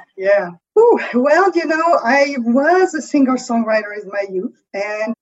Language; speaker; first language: English; non-native, fluent; French